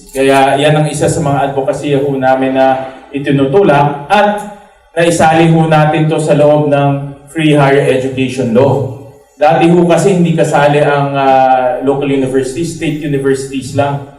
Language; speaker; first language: Filipino; native; Filipino